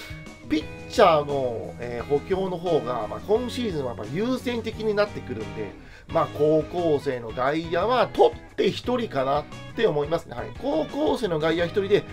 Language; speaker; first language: Japanese; native; Japanese